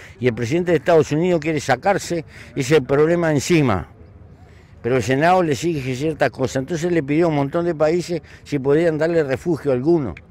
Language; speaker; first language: Spanish; native; Spanish